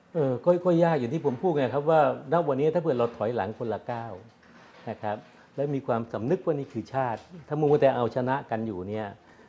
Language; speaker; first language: Thai; native; Thai